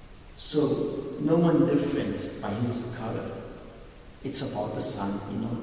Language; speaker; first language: English; non-native, learner; Arabic